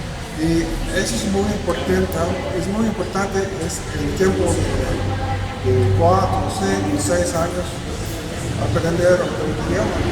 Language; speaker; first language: Spanish; non-native, fluent; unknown